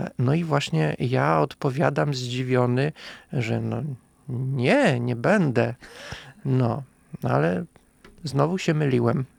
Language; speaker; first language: Polish; non-native, fluent; Russian